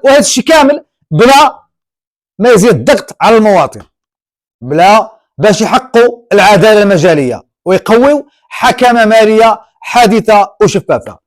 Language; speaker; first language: Arabic; native; Arabic